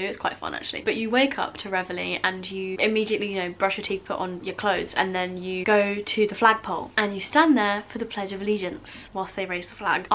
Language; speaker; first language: English; native; English